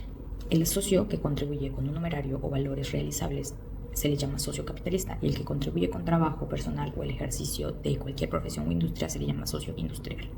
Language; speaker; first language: Spanish; native; Spanish